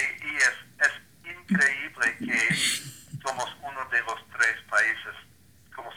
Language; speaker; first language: Spanish; non-native, learner; English